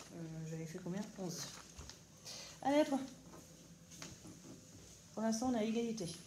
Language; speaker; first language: French; native; French